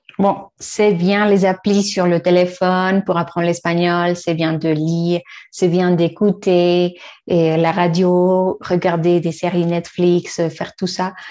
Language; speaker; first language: French; non-native, fluent; Spanish